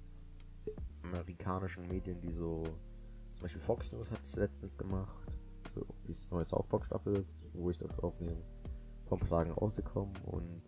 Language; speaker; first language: German; native; German